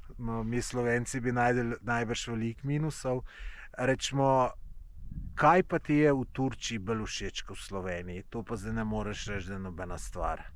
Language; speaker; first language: Slovenian; native; Slovenian